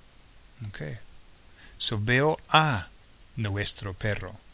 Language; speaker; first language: Spanish; non-native, fluent; English